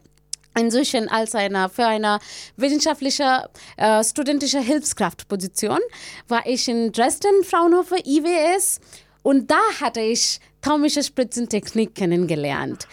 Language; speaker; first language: German; non-native, learner; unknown